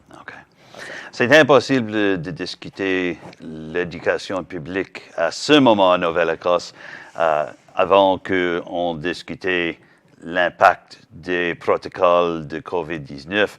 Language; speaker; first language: French; non-native, learner; English